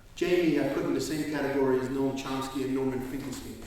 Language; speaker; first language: English; non-native, fluent; Danish